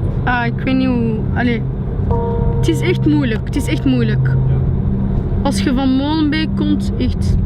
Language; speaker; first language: Dutch; non-native, local second language; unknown